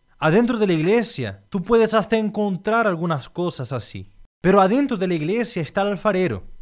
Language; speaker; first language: Spanish; non-native, fluent; Portuguese